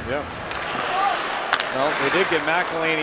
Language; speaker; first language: English; native; English